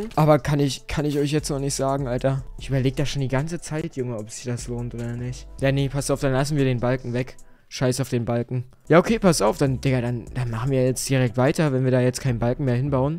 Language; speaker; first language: German; native; German